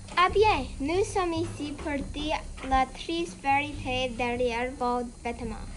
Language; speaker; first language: French; non-native, learner; English